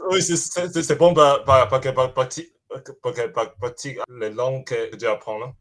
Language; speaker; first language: French; non-native, learner; Spanish